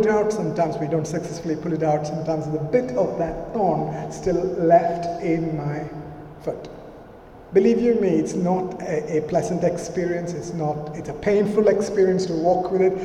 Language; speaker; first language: English; non-native, local second language; Malayalam